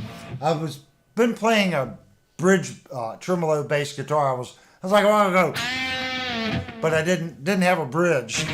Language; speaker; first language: English; native; English